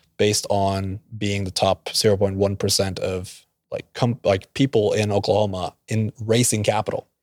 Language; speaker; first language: English; non-native, fluent; Norwegian